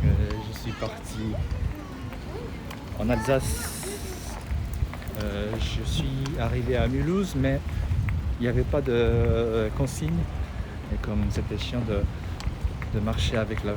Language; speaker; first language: French; non-native, learner; Japanese